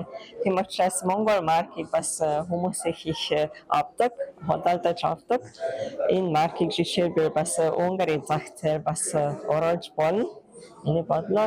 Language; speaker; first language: Mongolian; non-native, fluent; Hungarian